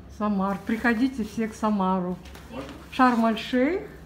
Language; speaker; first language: Russian; native; Russian